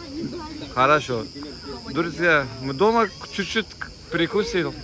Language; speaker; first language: Russian; non-native, learner; Turkish